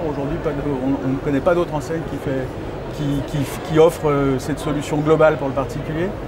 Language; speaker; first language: French; native; French